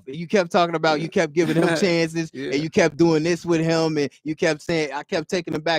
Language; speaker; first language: English; native; English